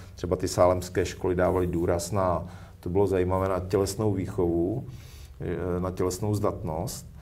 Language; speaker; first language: Czech; native; Czech